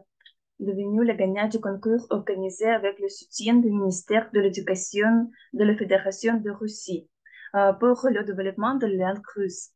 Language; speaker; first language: French; non-native, learner; Russian